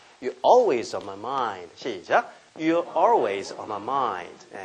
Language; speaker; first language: English; non-native, fluent; Korean